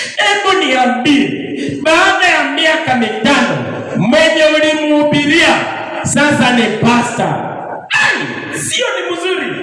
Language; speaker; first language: Swahili; non-native, local second language; Luyia